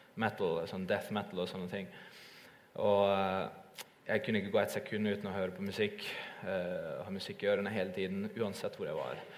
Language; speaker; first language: Norwegian; early bilingual, other home language; Estonian